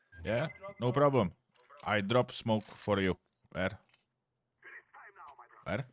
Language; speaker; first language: English; non-native, learner; Czech